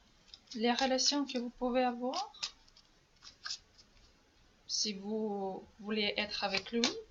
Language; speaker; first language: French; non-native, fluent; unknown